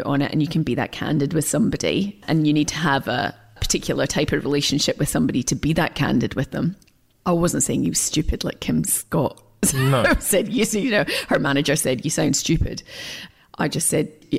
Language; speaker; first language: English; native; English